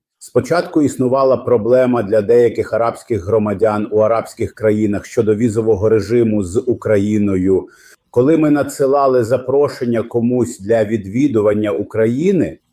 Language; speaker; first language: Ukrainian; non-native, fluent; Arabic